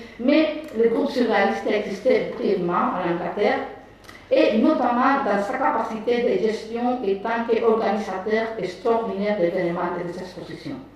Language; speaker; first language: French; non-native, fluent; Spanish